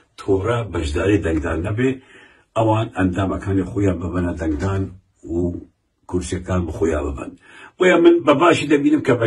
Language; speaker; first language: Central Kurdish; non-native, local second language; Kurdish